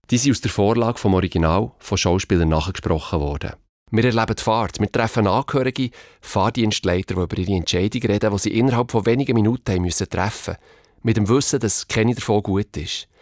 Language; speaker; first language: German; native; German